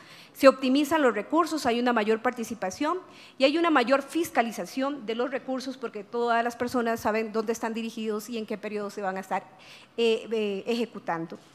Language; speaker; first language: Spanish; native; Spanish